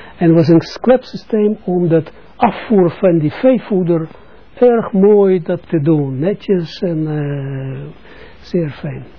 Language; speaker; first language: Dutch; non-native, fluent; Russian